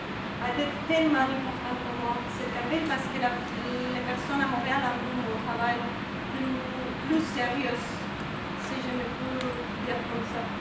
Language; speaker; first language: French; non-native, fluent; Spanish